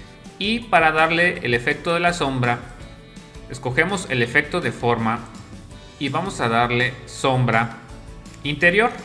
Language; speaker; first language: Spanish; native; Spanish